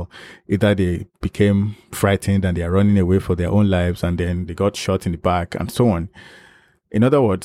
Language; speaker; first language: English; non-native, local second language; Yoruba